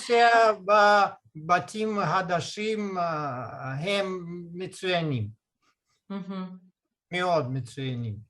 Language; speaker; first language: Hebrew; non-native, learner; Russian